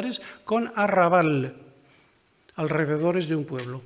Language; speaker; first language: Spanish; non-native, fluent; Arabic